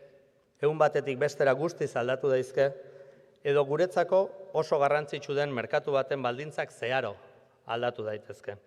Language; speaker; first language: Basque; native; Basque